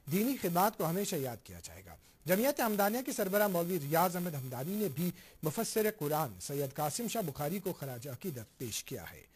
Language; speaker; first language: Urdu; non-native, local second language; Kashmiri